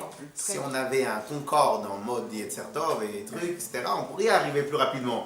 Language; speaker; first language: French; native; French